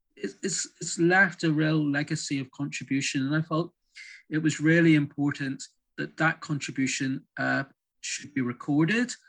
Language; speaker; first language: English; native; English